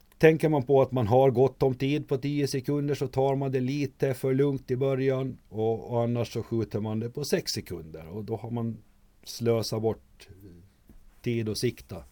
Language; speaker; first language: Swedish; native; Swedish